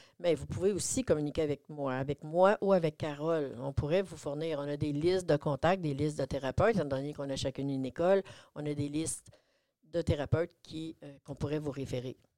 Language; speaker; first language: French; native; French